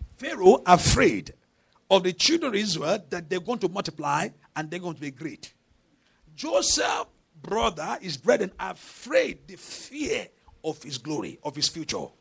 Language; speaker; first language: English; non-native, local second language; Yoruba